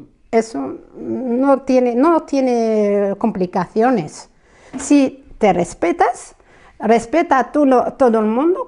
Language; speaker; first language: Spanish; non-native, fluent; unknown